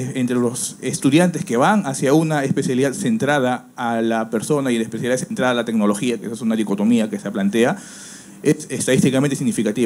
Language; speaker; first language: Spanish; native; Spanish